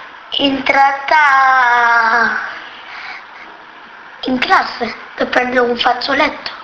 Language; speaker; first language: Italian; non-native, local second language; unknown